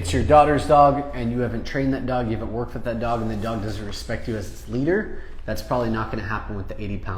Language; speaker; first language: English; native; English